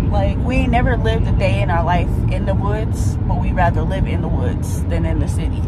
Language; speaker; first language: English; native; English